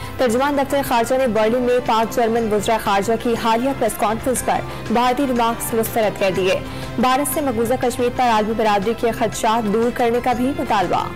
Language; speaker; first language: Urdu; native; Urdu